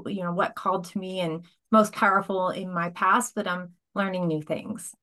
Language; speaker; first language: English; native; English